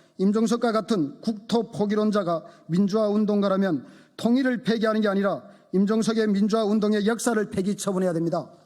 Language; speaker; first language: Korean; native; Korean